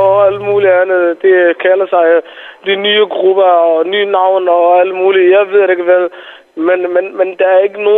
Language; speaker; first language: Danish; non-native, fluent; Somali